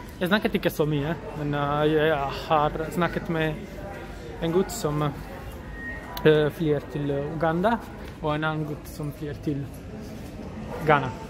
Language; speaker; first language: Norwegian; non-native, learner; Italian